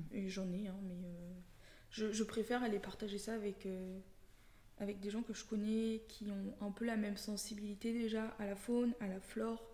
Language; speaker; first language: French; native; French